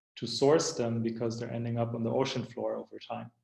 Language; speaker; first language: English; early bilingual, other home language; German